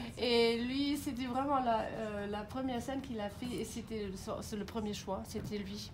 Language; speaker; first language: French; non-native, fluent; German